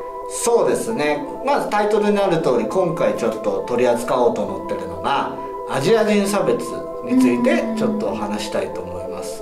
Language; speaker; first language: Japanese; native; Japanese